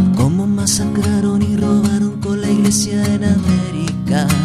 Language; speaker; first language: Spanish; native; Spanish